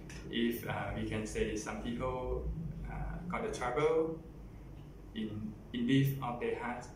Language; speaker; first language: English; non-native, learner; Thai